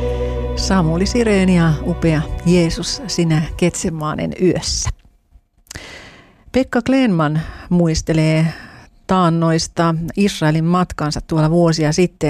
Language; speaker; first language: Finnish; native; Finnish